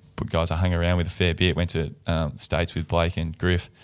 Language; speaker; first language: English; native; English